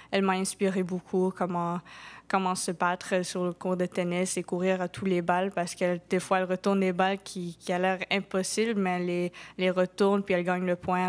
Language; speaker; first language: French; non-native, local second language; English